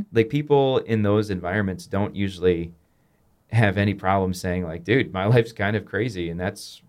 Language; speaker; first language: English; native; English